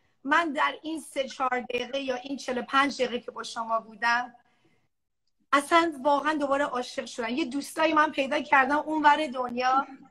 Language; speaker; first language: Persian; early bilingual, heritage; Persian